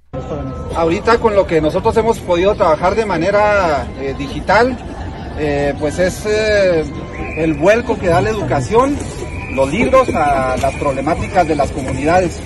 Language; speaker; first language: Spanish; native; Spanish